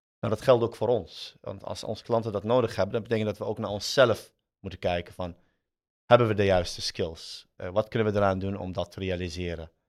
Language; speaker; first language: Dutch; early bilingual, other home language; Arabic